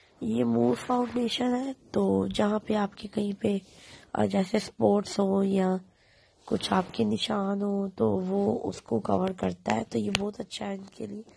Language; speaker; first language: Urdu; native; Urdu